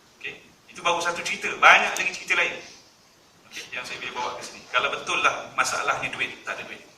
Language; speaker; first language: Malay; native; Malay